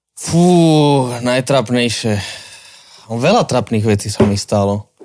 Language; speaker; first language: Slovak; non-native, fluent; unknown